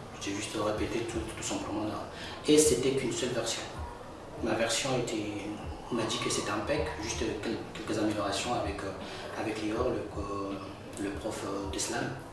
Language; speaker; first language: French; non-native, local second language; Comorian